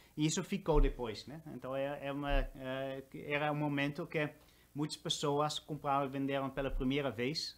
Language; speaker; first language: Portuguese; non-native, fluent; Dutch